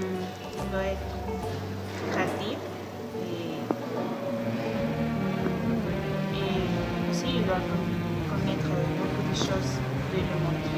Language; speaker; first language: French; non-native, learner; Spanish